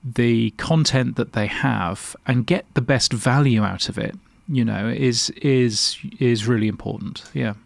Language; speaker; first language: English; native; English